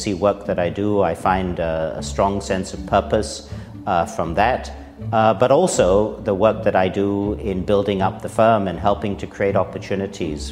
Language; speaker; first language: English; native; English